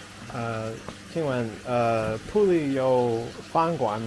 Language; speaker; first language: Chinese; non-native, learner; English